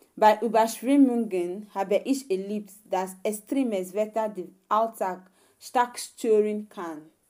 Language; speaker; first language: German; non-native, fluent; Igbo